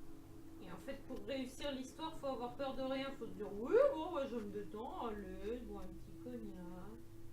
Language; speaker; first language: French; native; French